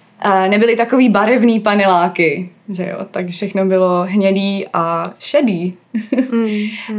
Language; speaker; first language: Czech; early bilingual, other home language; English